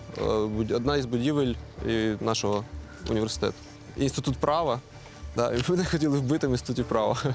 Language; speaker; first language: Ukrainian; non-native, local second language; Russian